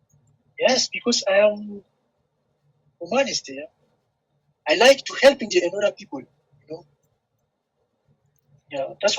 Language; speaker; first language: English; non-native, learner; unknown